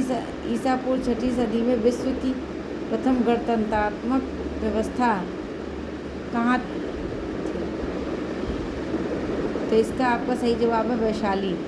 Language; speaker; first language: Hindi; native; Hindi